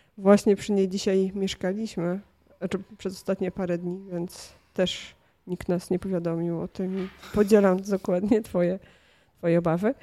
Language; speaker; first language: Polish; native; Polish